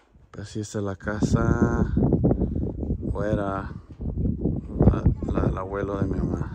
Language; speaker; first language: Spanish; early bilingual, heritage; Spanish